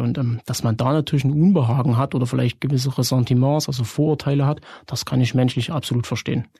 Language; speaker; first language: German; native; German